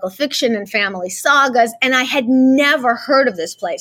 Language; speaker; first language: English; early bilingual, other home language; Russian